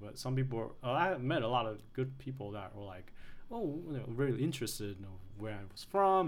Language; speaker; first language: English; early bilingual, other home language; Chinese